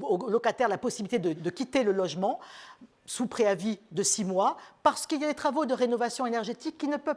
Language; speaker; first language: French; native; French